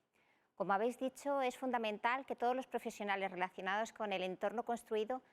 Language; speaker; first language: Spanish; native; Spanish